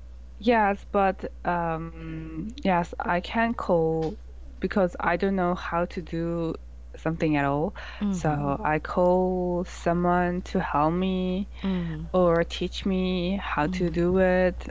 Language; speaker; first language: English; non-native, learner; Korean